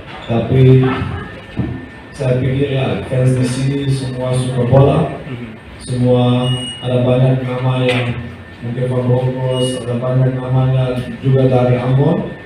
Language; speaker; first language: Indonesian; non-native, learner; Dutch